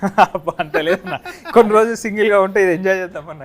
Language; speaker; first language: Telugu; native; Telugu